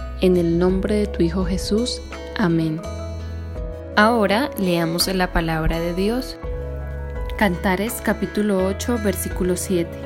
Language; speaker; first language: Spanish; native; Spanish